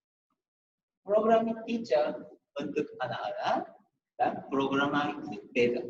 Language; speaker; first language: Indonesian; non-native, fluent; Japanese